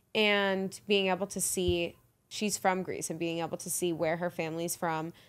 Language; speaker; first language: English; native; English